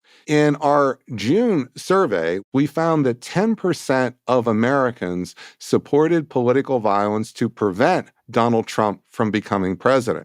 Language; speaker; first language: English; native; English